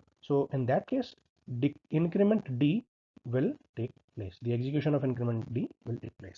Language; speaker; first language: English; non-native, local second language; Hindi